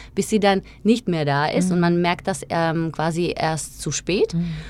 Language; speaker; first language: German; non-native, fluent; Slovak